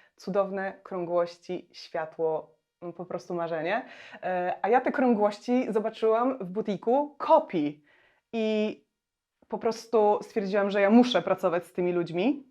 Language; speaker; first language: Polish; native; Polish